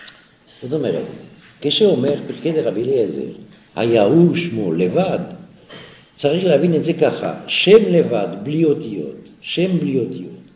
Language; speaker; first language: Hebrew; non-native, fluent; French